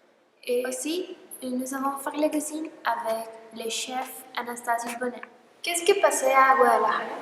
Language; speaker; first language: French; non-native, learner; Spanish